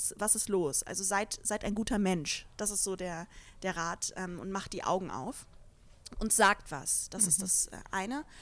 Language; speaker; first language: German; early bilingual, other home language; Arabic